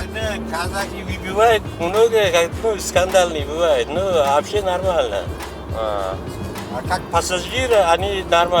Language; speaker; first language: Russian; non-native, learner; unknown